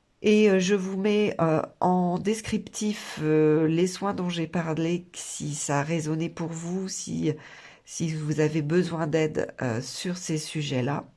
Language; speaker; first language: French; native; French